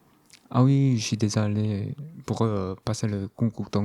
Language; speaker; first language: French; non-native, learner; Korean